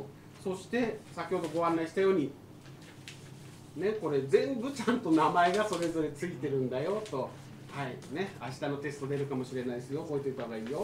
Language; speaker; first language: Japanese; native; Japanese